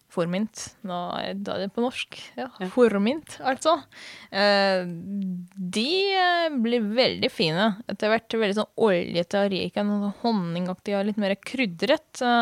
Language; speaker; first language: Norwegian; non-native, fluent; Hungarian